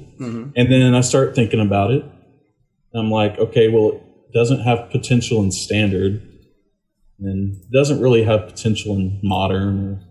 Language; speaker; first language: English; native; English